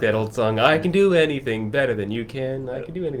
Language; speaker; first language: English; native; English